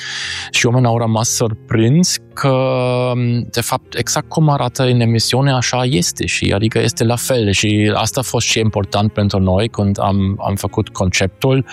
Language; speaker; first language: Romanian; non-native, fluent; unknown